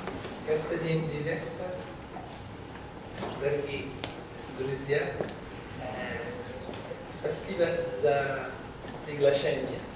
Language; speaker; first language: Russian; non-native, learner; English